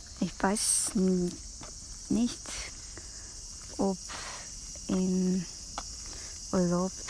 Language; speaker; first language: German; non-native, learner; Japanese